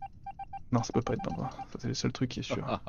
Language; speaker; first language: French; native; French